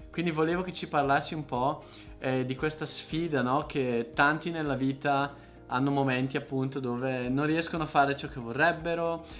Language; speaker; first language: Italian; native; Italian